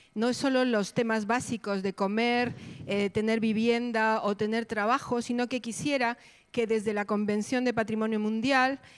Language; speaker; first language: Spanish; native; Spanish